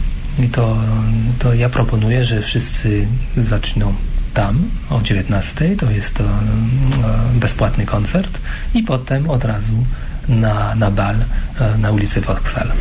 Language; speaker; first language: Polish; non-native, fluent; French